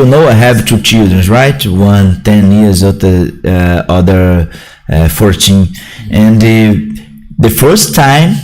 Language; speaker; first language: English; non-native, learner; Portuguese